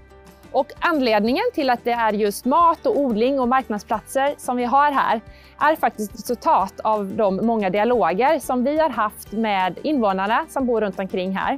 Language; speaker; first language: Swedish; native; Swedish